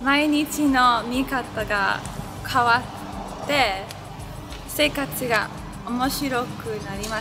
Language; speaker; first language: Japanese; non-native, fluent; English